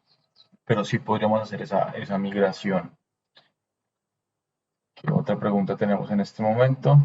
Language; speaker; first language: Spanish; native; Spanish